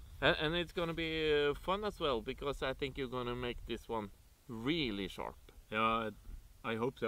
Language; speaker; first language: English; non-native, fluent; Norwegian